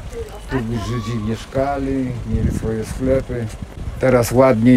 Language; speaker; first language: Polish; native; Polish